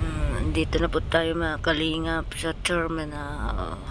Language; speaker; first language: Filipino; non-native, local second language; Cebuano